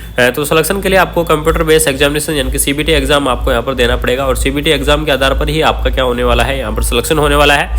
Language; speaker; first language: Hindi; native; Hindi